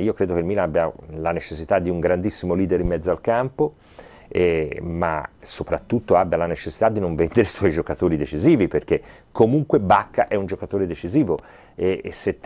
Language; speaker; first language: Italian; native; Italian